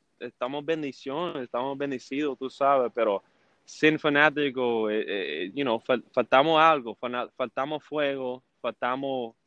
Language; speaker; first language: Spanish; early bilingual, heritage; English